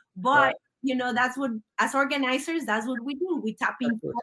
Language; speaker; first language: English; early bilingual, other home language; Spanish